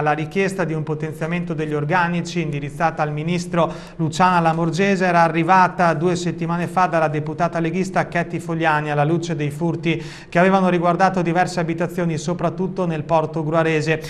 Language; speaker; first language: Italian; native; Italian